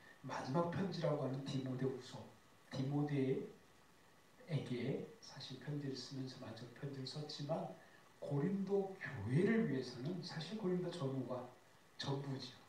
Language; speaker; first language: Korean; native; Korean